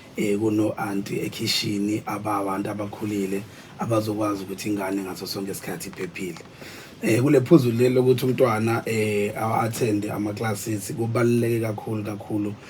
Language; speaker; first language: Zulu; native; Zulu